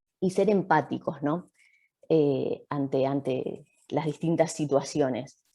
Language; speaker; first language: Spanish; native; Spanish